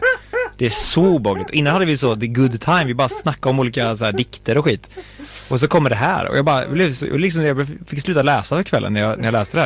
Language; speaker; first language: Swedish; native; Swedish